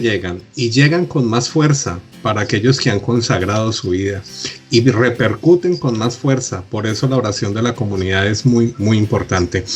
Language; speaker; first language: Spanish; native; Spanish